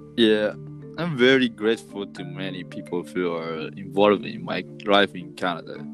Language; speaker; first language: English; non-native, fluent; Japanese